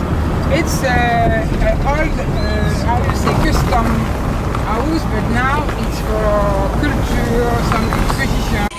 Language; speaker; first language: English; non-native, learner; French